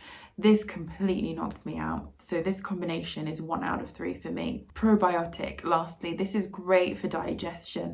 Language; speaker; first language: English; native; English